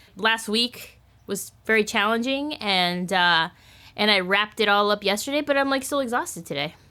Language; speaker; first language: English; native; English